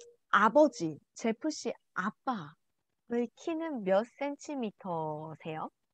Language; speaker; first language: Korean; native; Korean